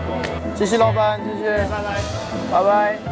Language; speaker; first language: Chinese; non-native, learner; French